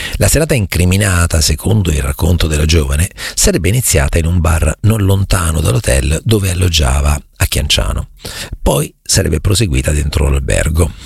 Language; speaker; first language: Italian; native; Italian